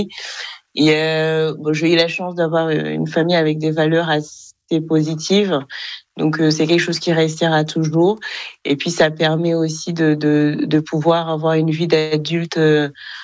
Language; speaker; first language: French; non-native, local second language; Kinyarwanda